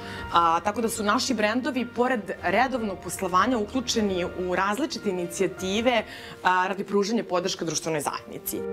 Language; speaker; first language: Serbian; native; Serbian